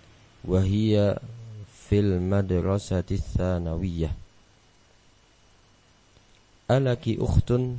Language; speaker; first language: Arabic; non-native, fluent; Indonesian